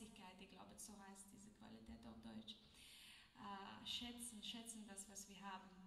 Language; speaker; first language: German; non-native, learner; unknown